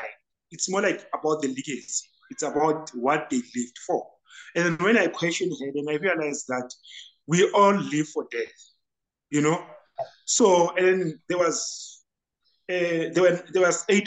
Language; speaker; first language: English; non-native, local second language; Southern Sotho